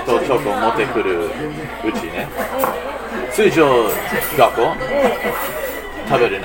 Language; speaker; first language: Japanese; non-native, learner; English